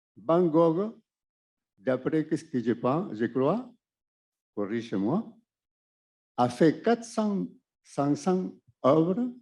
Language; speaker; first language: French; non-native, fluent; Spanish